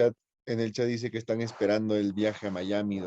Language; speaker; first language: Spanish; native; Spanish